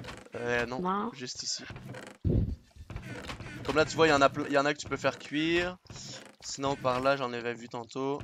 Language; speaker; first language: French; native; French